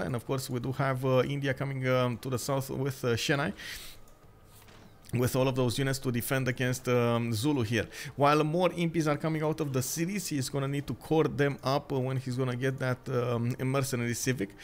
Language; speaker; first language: English; non-native, fluent; Romanian